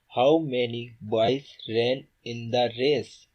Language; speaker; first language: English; non-native, learner; Urdu